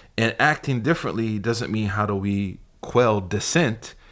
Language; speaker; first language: English; native; English